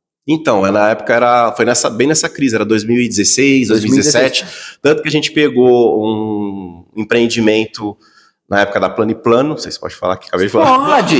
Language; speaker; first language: Portuguese; native; Portuguese